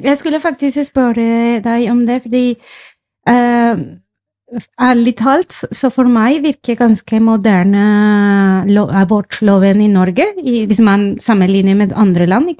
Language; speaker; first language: Norwegian; non-native, fluent; Spanish